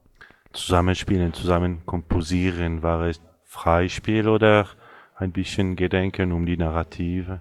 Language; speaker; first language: German; non-native, local second language; French